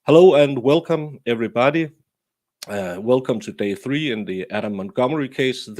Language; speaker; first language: English; non-native, fluent; Danish